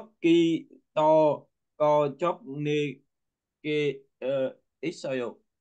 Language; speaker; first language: Korean; non-native, learner; Vietnamese